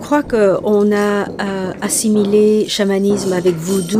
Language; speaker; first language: French; non-native, fluent; English